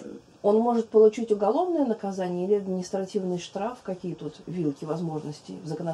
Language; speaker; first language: Russian; native; Russian